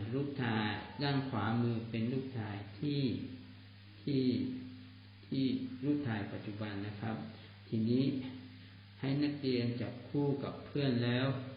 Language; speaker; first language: Thai; non-native, local second language; Malay